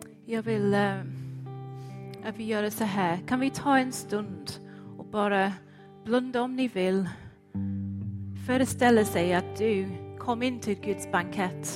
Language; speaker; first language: Swedish; non-native, fluent; English